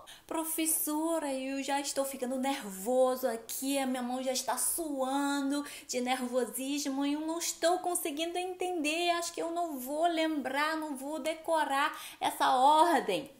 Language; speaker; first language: Portuguese; non-native, fluent; Chinese